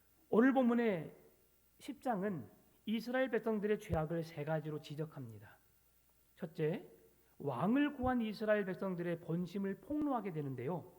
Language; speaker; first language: Korean; native; Korean